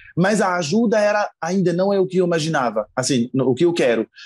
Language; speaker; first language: Portuguese; non-native, fluent; Arabic